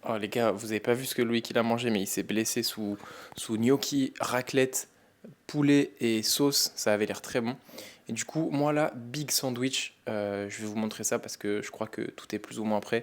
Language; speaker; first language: French; native; French